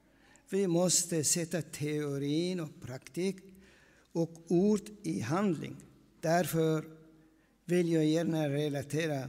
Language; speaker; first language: Swedish; non-native, fluent; Aramaic